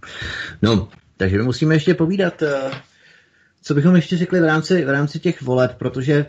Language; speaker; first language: Czech; native; Czech